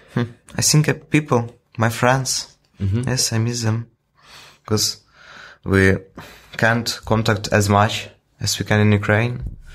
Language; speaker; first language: English; non-native, fluent; Ukrainian